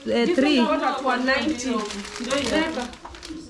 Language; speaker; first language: English; non-native, local second language; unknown